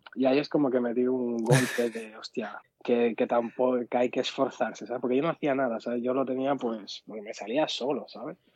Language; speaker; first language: Spanish; early bilingual, other home language; Arabic